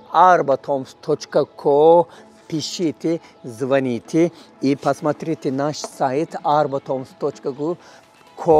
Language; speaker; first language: Russian; non-native, fluent; Turkish